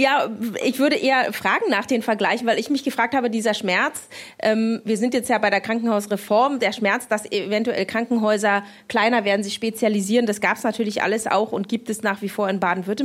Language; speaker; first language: German; native; German